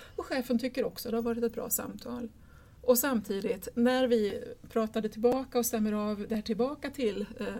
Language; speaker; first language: Swedish; native; Swedish